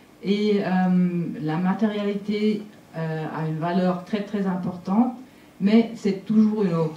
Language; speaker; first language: French; non-native, local second language; German